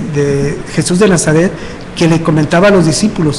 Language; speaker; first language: Spanish; native; Spanish